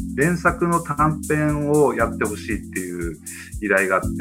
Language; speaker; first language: Japanese; native; Japanese